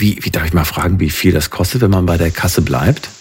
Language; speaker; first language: German; native; German